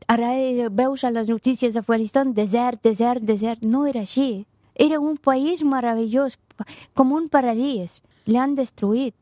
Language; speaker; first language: Catalan; non-native, fluent; Persian